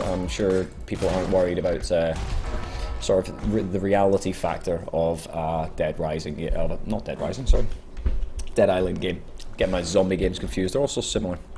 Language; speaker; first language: English; native; English